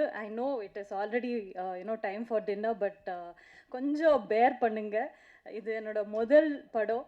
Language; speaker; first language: Tamil; non-native, learner; Kannada